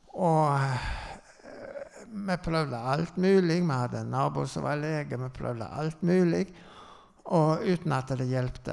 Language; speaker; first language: Norwegian; native; Norwegian